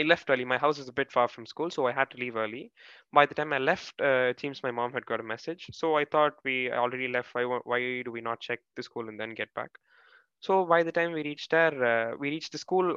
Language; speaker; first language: English; non-native, local second language; Tamil